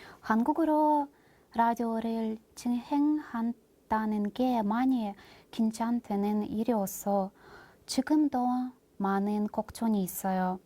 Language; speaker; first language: Korean; non-native, learner; Russian